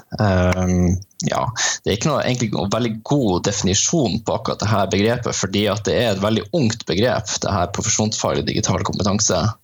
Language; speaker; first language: Norwegian; native; Norwegian